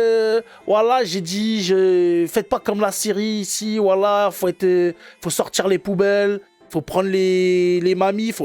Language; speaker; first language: French; native; French